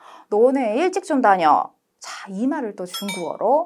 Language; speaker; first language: Korean; native; Korean